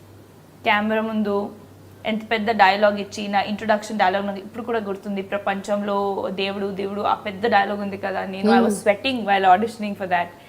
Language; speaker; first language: Telugu; non-native, local second language; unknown